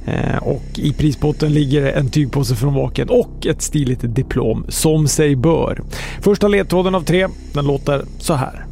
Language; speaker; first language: Swedish; native; Swedish